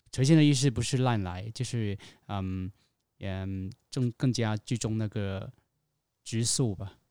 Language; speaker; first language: Chinese; non-native, fluent; Cantonese